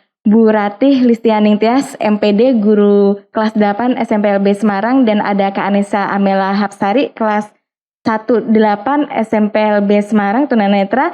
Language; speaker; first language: Indonesian; native; Indonesian